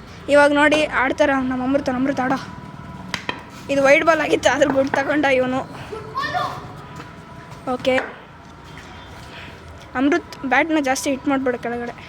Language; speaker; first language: Kannada; native; Kannada